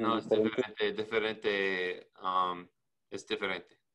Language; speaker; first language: Spanish; non-native, learner; English